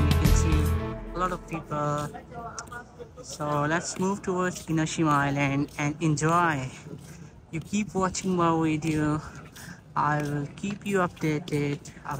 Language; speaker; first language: English; non-native, local second language; Urdu